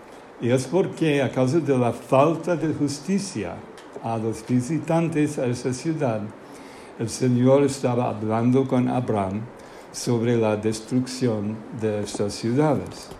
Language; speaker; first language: Spanish; non-native, fluent; English